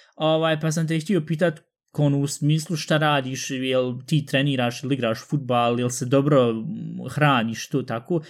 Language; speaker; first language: Bosnian; early bilingual, heritage; Bosnian